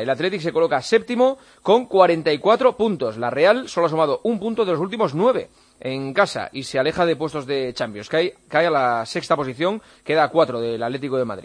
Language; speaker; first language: Spanish; native; Spanish